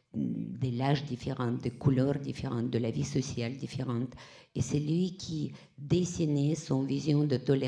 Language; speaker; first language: French; non-native, fluent; Russian